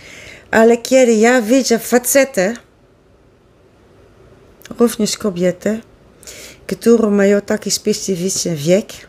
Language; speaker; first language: Polish; non-native, learner; Dutch